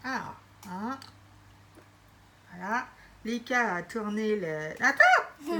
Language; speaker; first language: French; native; French